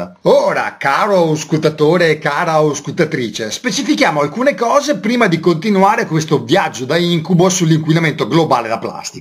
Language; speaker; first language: Italian; native; Italian